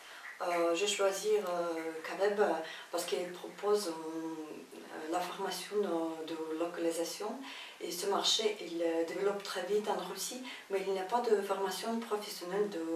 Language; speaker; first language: French; non-native, fluent; Russian